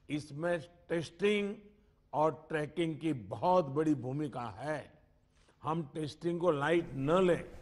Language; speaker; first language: Hindi; non-native, local second language; Gujarati